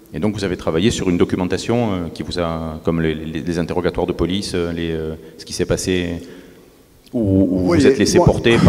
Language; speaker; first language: French; native; French